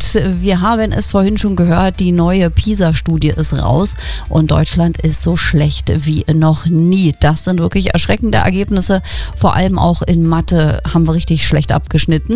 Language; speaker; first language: German; native; German